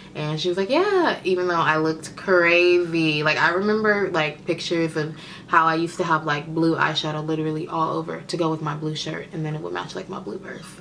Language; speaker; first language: English; native; English